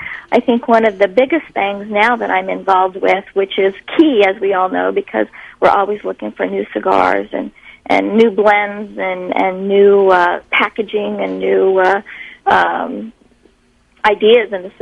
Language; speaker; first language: English; native; English